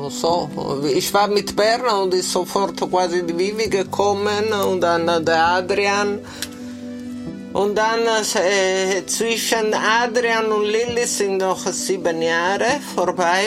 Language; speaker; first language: German; non-native, learner; Italian